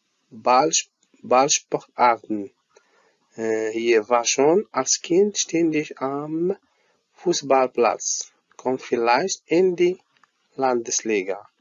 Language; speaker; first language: German; non-native, fluent; Arabic